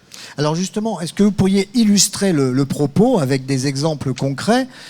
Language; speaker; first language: French; native; French